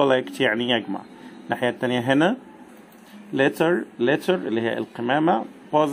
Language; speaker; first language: Arabic; native; Arabic